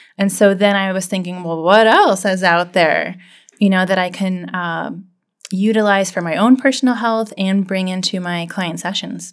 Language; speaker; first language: English; native; English